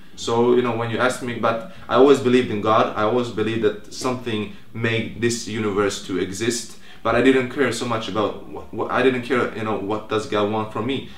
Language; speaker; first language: English; non-native, fluent; Croatian